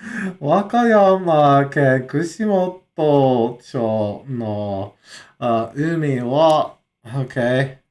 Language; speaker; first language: Japanese; non-native, learner; English